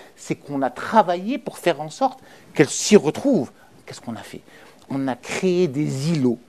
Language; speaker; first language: French; non-native, local second language; Arabic